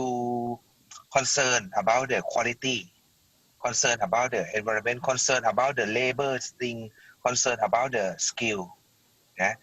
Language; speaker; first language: English; non-native, learner; Thai